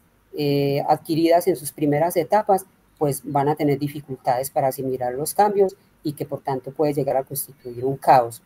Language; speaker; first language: Spanish; native; Spanish